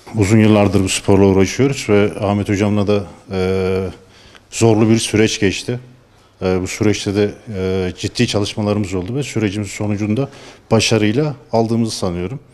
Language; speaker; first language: Turkish; native; Turkish